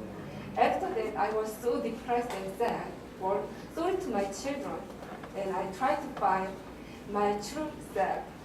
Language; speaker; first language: English; non-native, learner; Korean